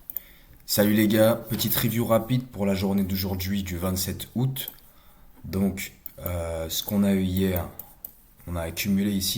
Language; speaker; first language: French; native; French